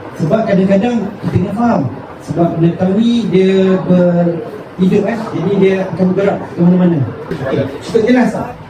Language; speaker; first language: Malay; native; Malay